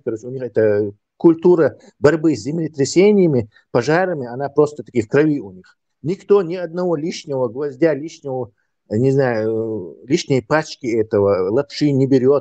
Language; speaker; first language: Russian; non-native, local second language; Chechen